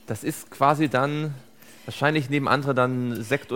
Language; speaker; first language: German; native; German